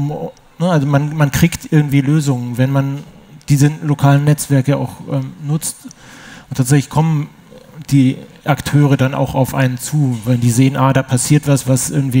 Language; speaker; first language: German; native; German